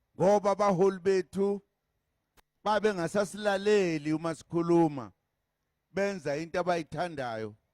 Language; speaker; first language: Zulu; native; Zulu